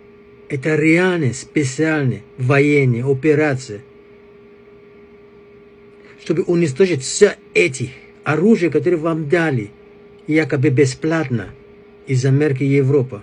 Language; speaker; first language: Russian; non-native, fluent; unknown